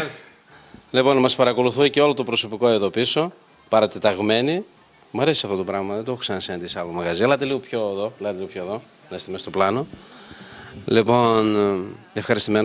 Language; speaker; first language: Greek; native; Greek